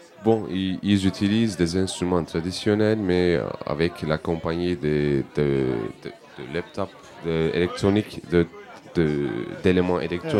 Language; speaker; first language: French; non-native, learner; Turkish